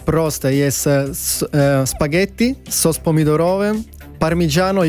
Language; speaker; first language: Polish; non-native, learner; Italian